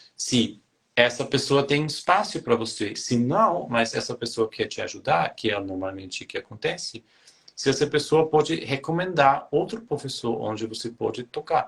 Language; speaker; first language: Portuguese; non-native, fluent; German